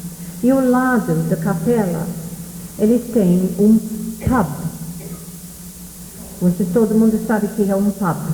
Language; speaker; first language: Portuguese; non-native, fluent; English